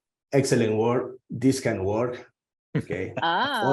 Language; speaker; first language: English; non-native, learner; Spanish